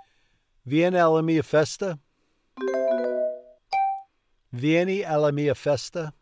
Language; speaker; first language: Italian; non-native, learner; English